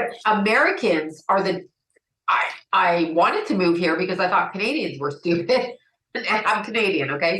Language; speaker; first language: English; native; English